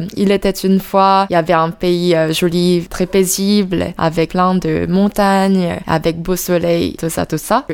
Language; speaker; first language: French; non-native, fluent; Korean